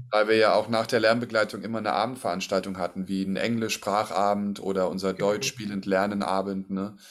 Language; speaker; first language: German; native; German